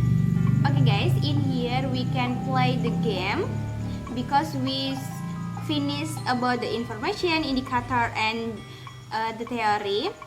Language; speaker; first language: English; non-native, learner; Indonesian